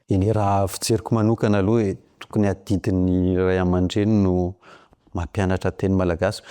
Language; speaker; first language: Malagasy; non-native, local second language; French